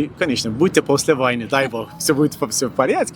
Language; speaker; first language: Russian; non-native, learner; Turkish